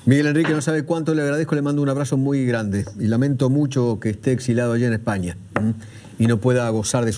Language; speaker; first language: Spanish; native; Spanish